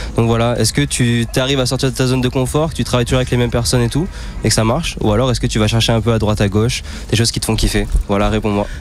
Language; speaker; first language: French; native; French